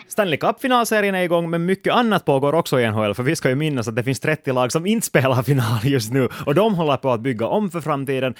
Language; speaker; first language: Swedish; native; Swedish